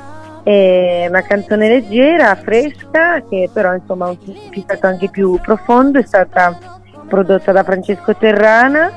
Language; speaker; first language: Italian; native; Italian